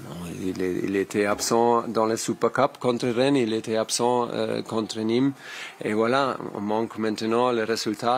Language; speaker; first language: French; non-native, learner; German